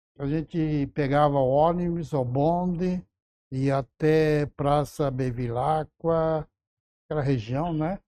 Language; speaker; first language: Portuguese; non-native, fluent; Japanese